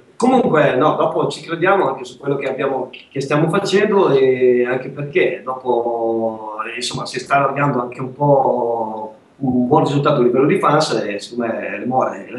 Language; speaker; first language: Italian; native; Italian